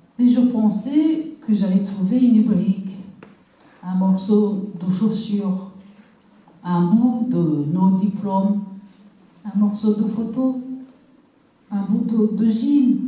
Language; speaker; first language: French; non-native, local second language; Kinyarwanda